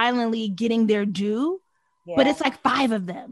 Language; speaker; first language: English; native; English